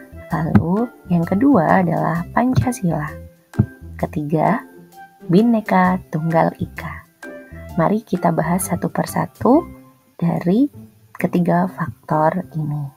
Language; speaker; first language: Indonesian; native; Indonesian